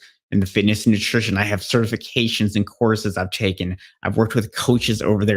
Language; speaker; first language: English; native; English